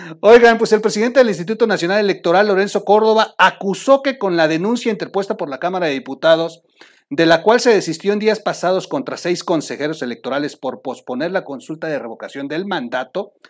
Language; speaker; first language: Spanish; native; Spanish